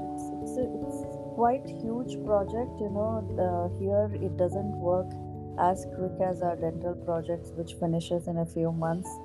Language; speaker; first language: English; non-native, local second language; Kannada